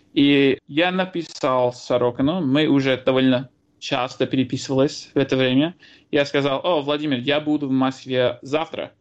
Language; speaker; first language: Russian; non-native, fluent; English